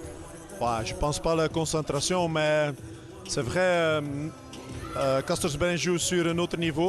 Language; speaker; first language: French; non-native, local second language; Dutch